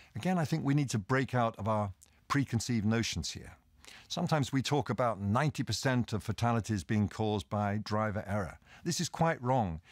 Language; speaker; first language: English; native; English